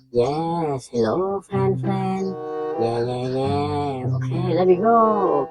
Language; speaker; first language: English; non-native, learner; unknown